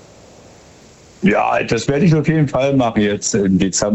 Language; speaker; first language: German; native; German